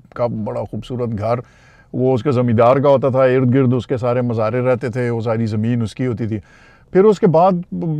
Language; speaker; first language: Urdu; non-native, local second language; Pashto